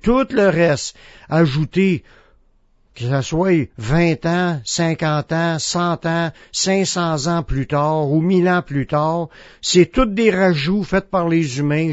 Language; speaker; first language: French; native; French